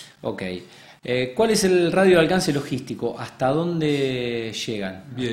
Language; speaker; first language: Spanish; native; Spanish